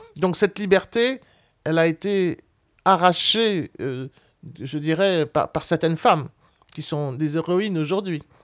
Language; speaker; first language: French; native; French